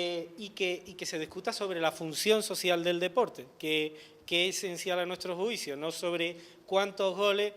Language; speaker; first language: Spanish; native; Spanish